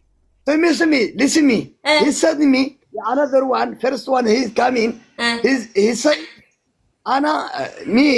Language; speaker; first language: English; non-native, learner; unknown